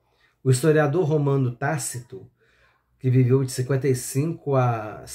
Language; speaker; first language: Portuguese; native; Portuguese